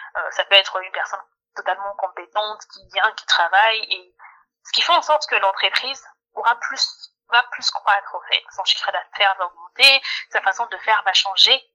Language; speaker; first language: French; non-native, local second language; Lingala